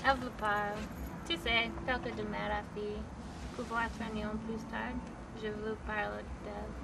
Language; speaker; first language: French; non-native, learner; English